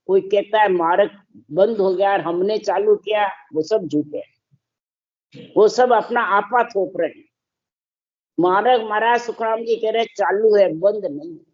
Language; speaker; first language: Hindi; native; Hindi